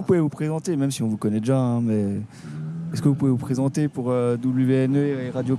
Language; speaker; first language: French; native; French